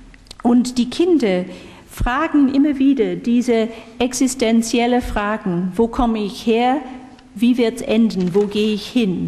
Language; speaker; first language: German; non-native, fluent; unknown